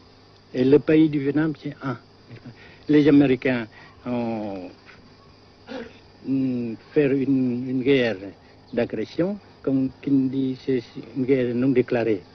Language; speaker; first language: French; non-native, local second language; Vietnamese